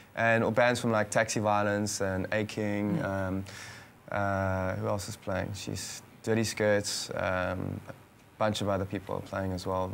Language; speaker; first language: English; native; English